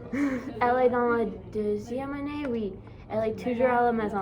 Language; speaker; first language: French; non-native, learner; English